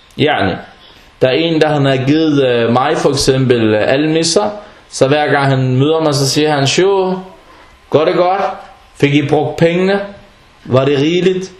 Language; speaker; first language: Danish; early bilingual, other home language; Arabic